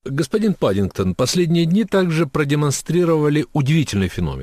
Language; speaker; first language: Russian; native; Russian